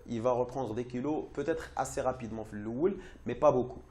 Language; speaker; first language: French; non-native, local second language; Arabic